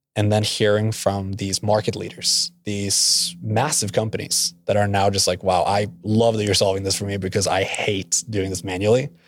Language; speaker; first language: English; non-native, fluent; Norwegian